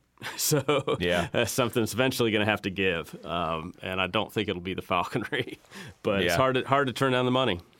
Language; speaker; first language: English; native; English